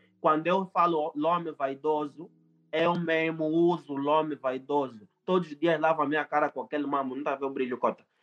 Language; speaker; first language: Portuguese; native; Portuguese